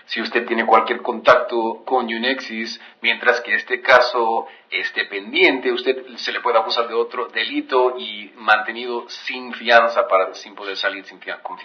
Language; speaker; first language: Spanish; native; Spanish